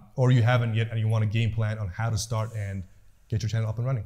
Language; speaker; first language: English; early bilingual, other home language; Persian